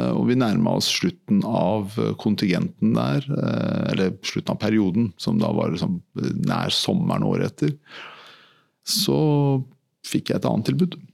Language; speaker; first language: Norwegian; early bilingual, other home language; Persian